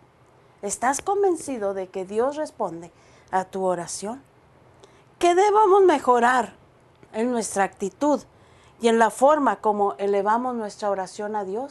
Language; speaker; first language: Spanish; native; Spanish